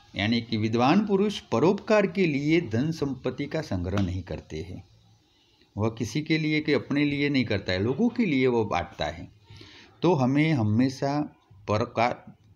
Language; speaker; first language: Hindi; non-native, local second language; Gujarati